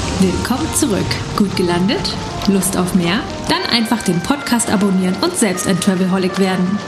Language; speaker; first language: German; native; German